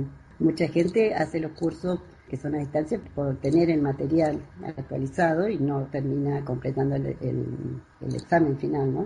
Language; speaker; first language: Spanish; native; Spanish